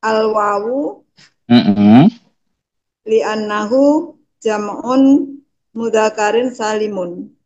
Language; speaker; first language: Arabic; non-native, learner; Indonesian